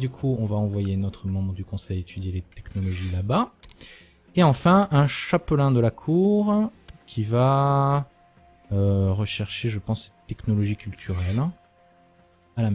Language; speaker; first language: French; native; French